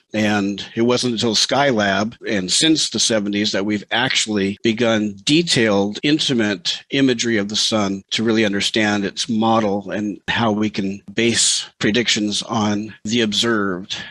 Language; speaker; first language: English; native; English